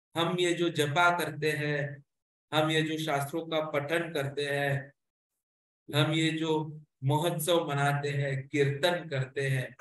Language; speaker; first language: Hindi; non-native, local second language; Marathi